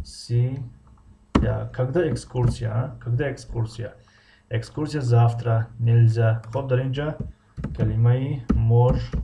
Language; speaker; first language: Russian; non-native, fluent; Tajik